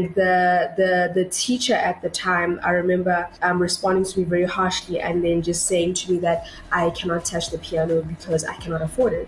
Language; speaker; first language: English; non-native, local second language; Tswana